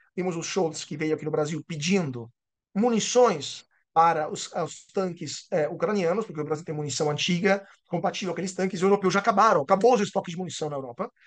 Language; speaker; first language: Portuguese; non-native, fluent; Italian